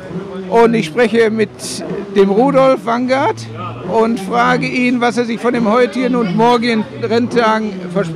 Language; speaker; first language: German; native; German